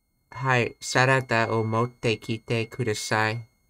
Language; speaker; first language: Japanese; non-native, learner; English